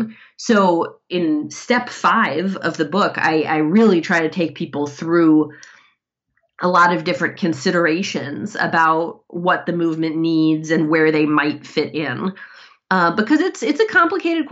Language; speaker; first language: English; native; English